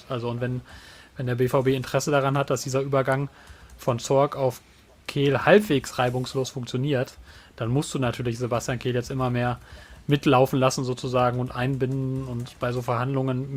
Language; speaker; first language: German; native; German